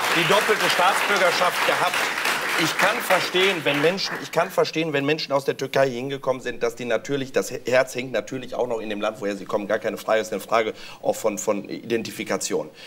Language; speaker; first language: German; early bilingual, other home language; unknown